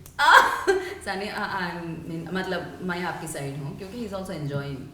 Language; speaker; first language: Hindi; non-native, local second language; Telugu